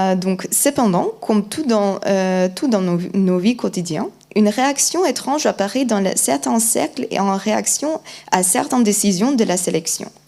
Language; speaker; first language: French; non-native, fluent; Polish